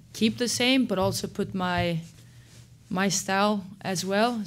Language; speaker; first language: English; non-native, fluent; Swedish